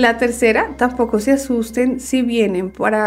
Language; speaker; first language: Spanish; native; Spanish